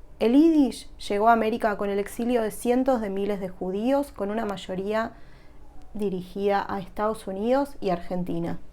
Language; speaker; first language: Spanish; native; Spanish